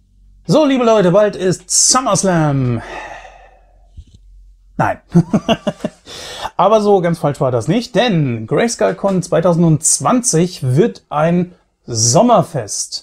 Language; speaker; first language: German; native; German